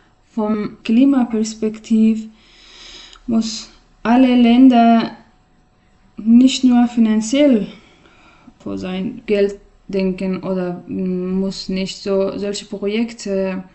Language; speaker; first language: German; non-native, learner; Persian